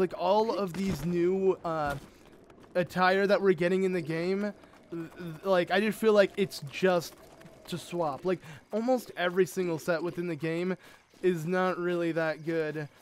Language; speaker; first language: English; native; English